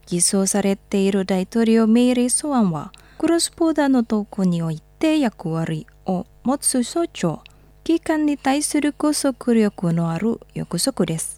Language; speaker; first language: Japanese; non-native, fluent; Indonesian